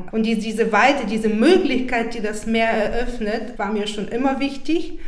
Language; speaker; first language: German; non-native, fluent; Bulgarian